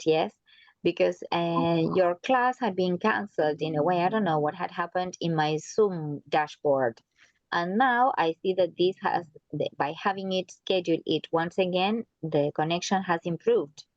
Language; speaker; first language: English; non-native, fluent; Spanish